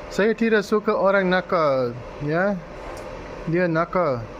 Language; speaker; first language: Indonesian; non-native, learner; English